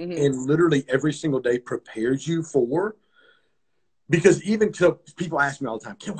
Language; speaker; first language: English; native; English